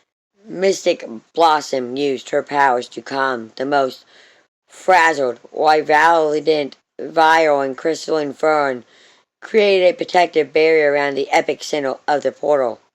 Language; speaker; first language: English; native; English